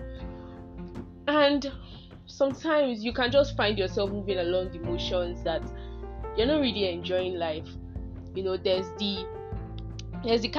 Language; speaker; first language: English; non-native, local second language; Yoruba